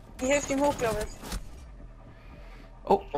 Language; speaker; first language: German; native; German